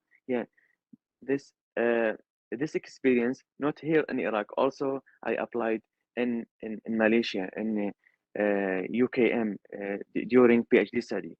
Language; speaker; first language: English; non-native, learner; Arabic